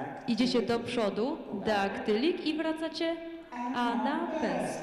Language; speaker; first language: Polish; native; Polish